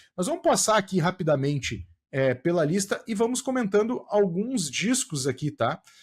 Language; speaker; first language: Portuguese; native; Portuguese